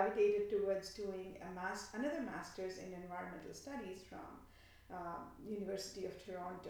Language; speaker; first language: English; non-native, local second language; Bangla